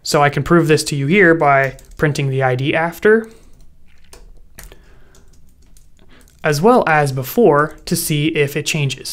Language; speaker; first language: English; native; English